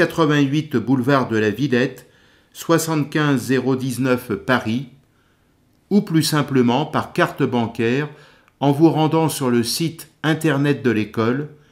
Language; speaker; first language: French; native; French